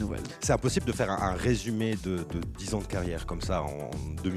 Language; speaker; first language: French; native; French